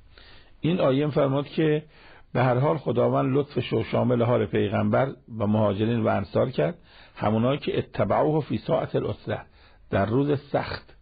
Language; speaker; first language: Persian; native; Persian